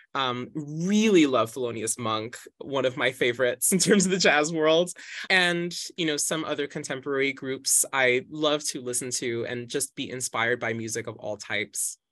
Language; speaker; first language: English; native; English